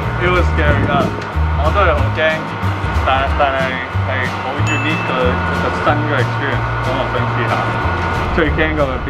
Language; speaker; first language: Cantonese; non-native, learner; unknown